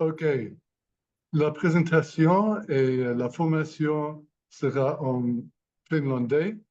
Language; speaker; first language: French; non-native, learner; English